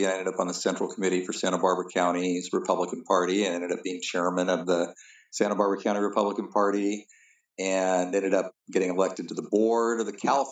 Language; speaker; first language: English; native; English